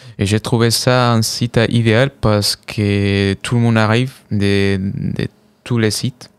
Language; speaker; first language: French; non-native, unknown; Spanish